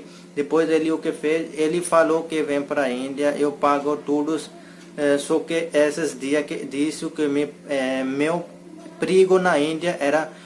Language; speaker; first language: Portuguese; non-native, learner; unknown